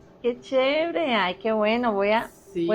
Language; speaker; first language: Spanish; native; Spanish